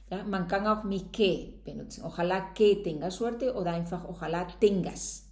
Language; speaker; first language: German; non-native, fluent; Spanish